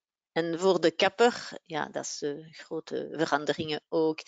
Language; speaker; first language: Dutch; non-native, local second language; French